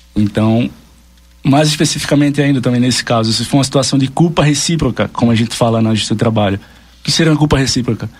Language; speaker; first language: Portuguese; native; Portuguese